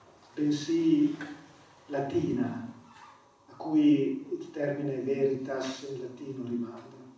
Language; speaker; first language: Italian; native; Italian